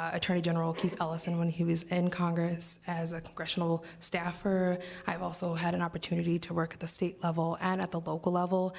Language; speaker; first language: English; native; English